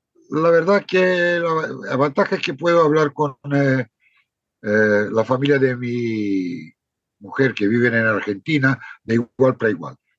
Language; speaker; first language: Spanish; non-native, fluent; Romanian